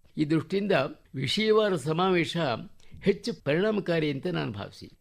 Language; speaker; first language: Kannada; native; Kannada